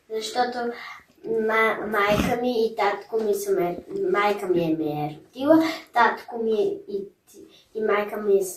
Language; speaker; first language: Bulgarian; early bilingual, heritage; German